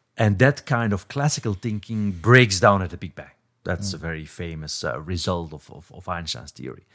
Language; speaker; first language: English; non-native, fluent; Dutch